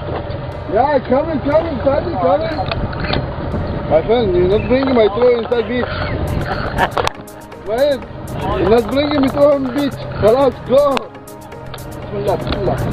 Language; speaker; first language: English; non-native, learner; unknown